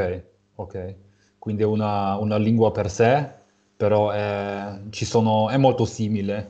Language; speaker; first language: Italian; non-native, fluent; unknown